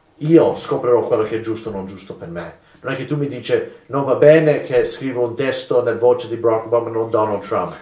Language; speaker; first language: Italian; non-native, fluent; English